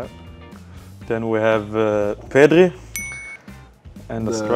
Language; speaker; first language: English; non-native, fluent; Swedish